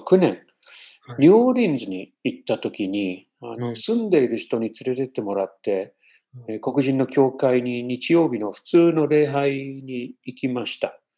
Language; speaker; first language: Japanese; non-native, fluent; English